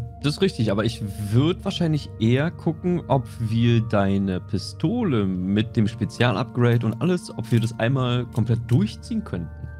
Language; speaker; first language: German; native; German